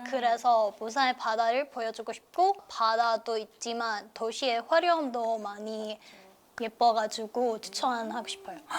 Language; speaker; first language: Korean; non-native, fluent; Lao